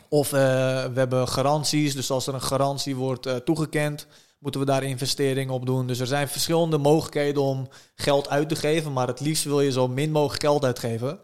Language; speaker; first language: Dutch; early bilingual, other home language; Turkish